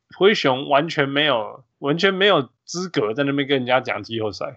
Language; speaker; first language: Chinese; early bilingual, heritage; Chinese